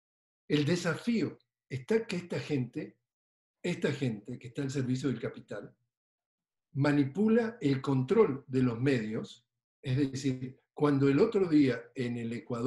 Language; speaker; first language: Spanish; native; Spanish